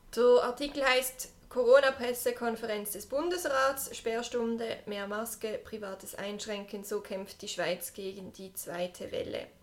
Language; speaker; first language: German; native; German